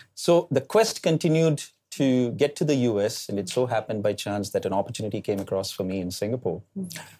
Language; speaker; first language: English; non-native, local second language; Malayalam